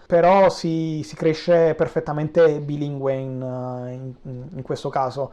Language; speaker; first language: Italian; native; Italian